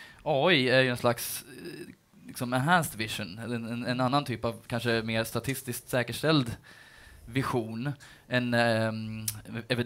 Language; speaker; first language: Swedish; native; Swedish